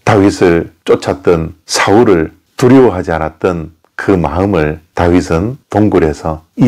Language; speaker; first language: Korean; native; Korean